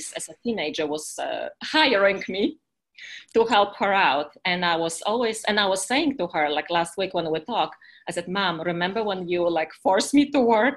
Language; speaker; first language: English; non-native, fluent; Polish